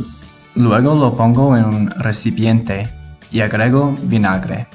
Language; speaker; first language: Spanish; non-native, learner; English